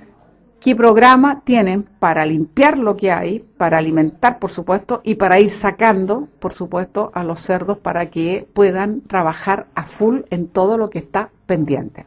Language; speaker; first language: Spanish; native; Spanish